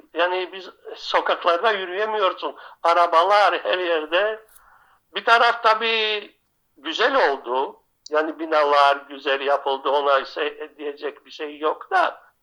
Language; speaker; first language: Turkish; non-native, local second language; Greek